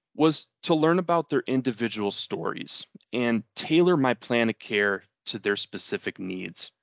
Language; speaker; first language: English; early bilingual, other home language; Spanish